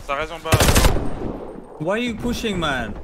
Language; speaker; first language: English; non-native, learner; French